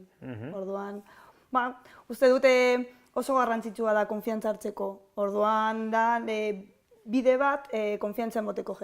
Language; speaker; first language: Basque; non-native, learner; Spanish